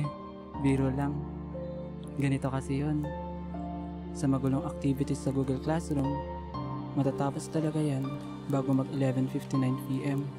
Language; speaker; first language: Filipino; native; Filipino